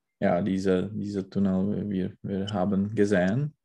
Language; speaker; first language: German; non-native, learner; Czech